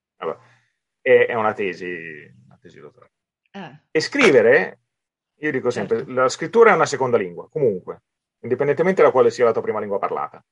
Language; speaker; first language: Italian; native; Italian